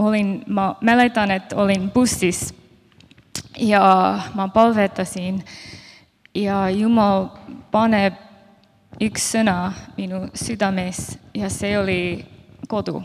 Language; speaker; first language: Estonian; non-native, learner; Finnish